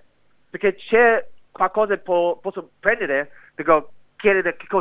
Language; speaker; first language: Italian; non-native, learner; English